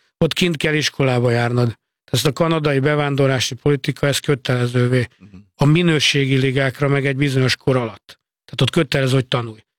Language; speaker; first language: Hungarian; native; Hungarian